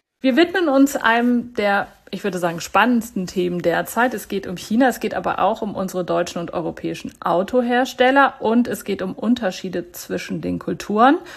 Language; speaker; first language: German; native; German